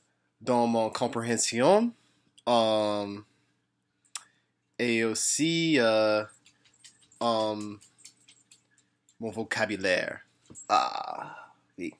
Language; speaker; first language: French; non-native, learner; English